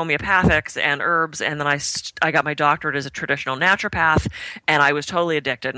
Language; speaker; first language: English; native; English